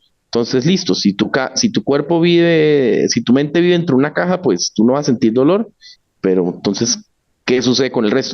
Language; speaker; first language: Spanish; native; Spanish